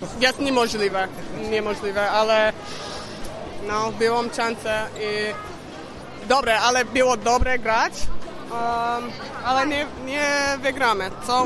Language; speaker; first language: Polish; non-native, learner; English